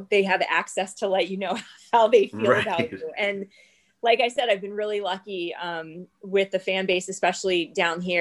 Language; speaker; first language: English; native; English